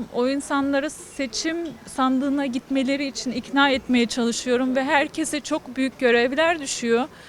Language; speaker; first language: Turkish; native; Turkish